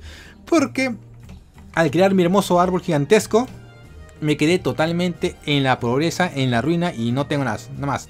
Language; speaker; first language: Spanish; native; Spanish